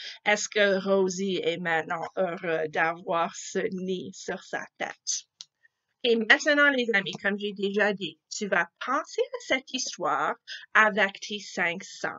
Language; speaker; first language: French; non-native, fluent; English